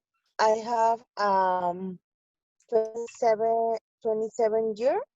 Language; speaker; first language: English; non-native, learner; Spanish